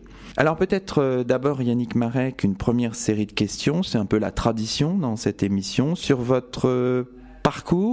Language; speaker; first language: French; native; French